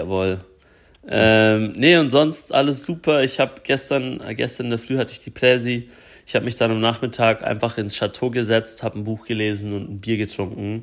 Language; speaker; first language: German; native; German